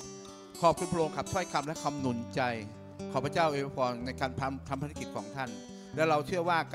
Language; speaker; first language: Thai; native; Thai